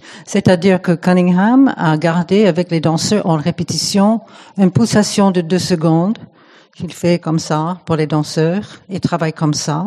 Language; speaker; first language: French; non-native, fluent; English